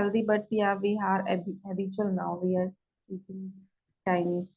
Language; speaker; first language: English; non-native, learner; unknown